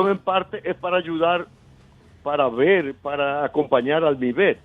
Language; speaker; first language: Spanish; native; Spanish